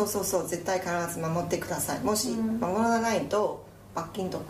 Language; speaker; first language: Japanese; non-native, fluent; Chinese